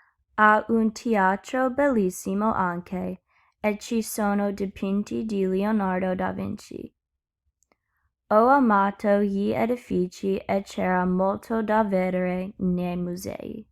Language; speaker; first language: Italian; non-native, learner; English